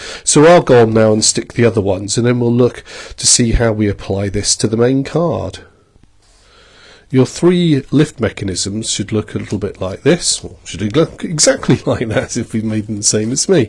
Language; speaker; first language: English; native; English